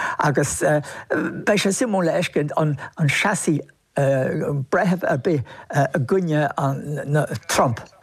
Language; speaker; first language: Irish; native; Irish